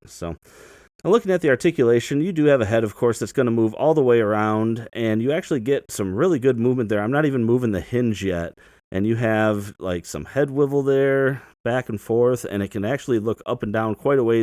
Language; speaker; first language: English; native; English